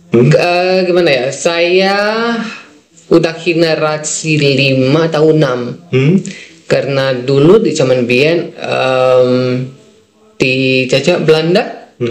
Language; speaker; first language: Indonesian; non-native, fluent; Dutch